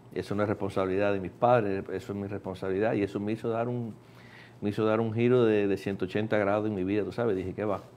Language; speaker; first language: Spanish; native; Spanish